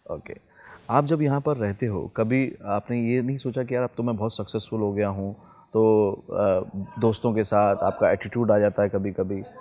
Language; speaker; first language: Hindi; native; Hindi